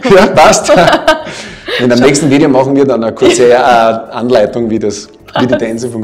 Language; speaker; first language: German; native; German